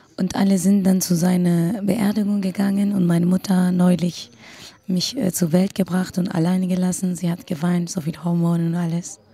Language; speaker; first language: German; non-native, fluent; Kurdish